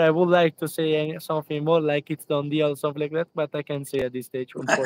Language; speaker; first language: English; non-native, fluent; Italian